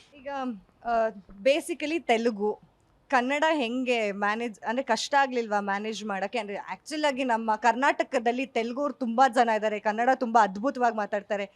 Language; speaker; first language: Kannada; native; Kannada